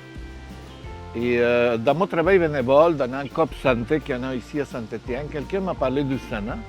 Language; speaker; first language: French; non-native, fluent; Spanish